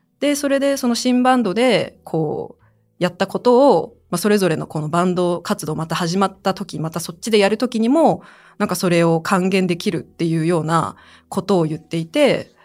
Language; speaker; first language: Japanese; early bilingual, other home language; Chinese